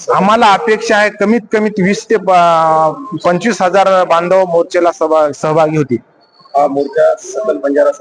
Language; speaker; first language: Marathi; non-native, local second language; Lambadi